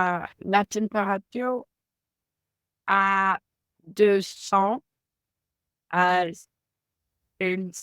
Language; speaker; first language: French; non-native, learner; Spanish